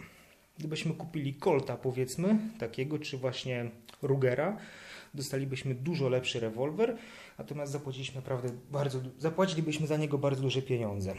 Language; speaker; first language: Polish; native; Polish